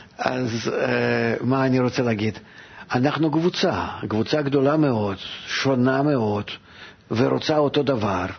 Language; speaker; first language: Hebrew; non-native, fluent; Russian